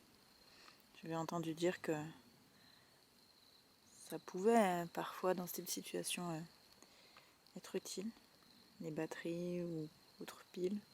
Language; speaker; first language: French; native; French